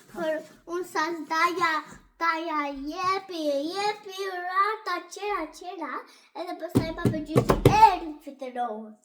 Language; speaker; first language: Albanian; early bilingual, heritage; Albanian